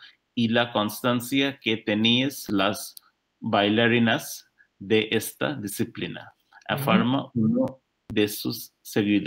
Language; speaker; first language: Spanish; non-native, learner; English